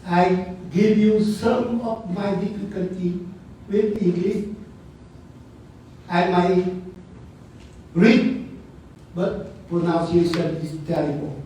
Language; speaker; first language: English; non-native, learner; Vietnamese